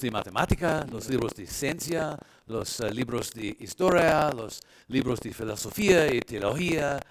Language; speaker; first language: Spanish; non-native, learner; English